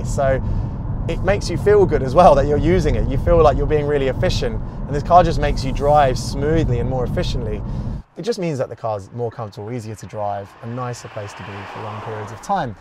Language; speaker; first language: English; native; English